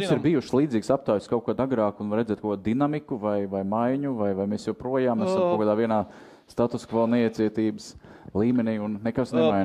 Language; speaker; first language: Latvian; native; Latvian